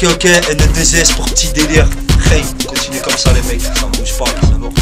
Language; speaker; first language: French; early bilingual, other home language; Arabic